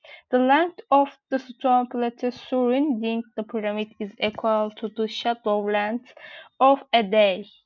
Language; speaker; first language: English; non-native, learner; Turkish